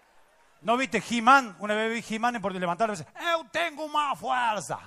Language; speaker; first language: Spanish; native; Spanish